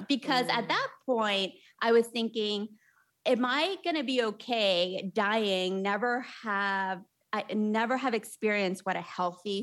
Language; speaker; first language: English; early bilingual, other home language; Spanish